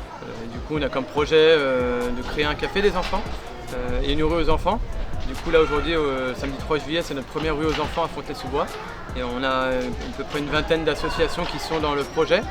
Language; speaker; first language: French; native; French